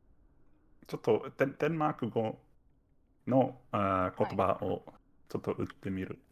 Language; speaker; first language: Japanese; non-native, fluent; Danish